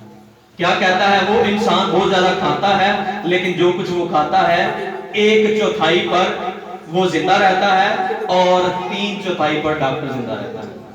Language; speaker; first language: Urdu; native; Urdu